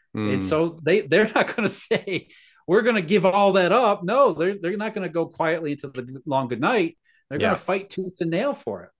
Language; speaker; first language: English; native; English